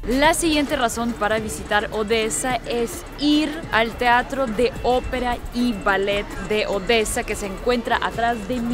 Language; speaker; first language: Spanish; early bilingual, heritage; Russian